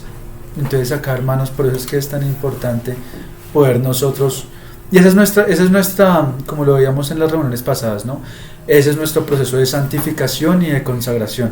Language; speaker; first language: Spanish; native; Spanish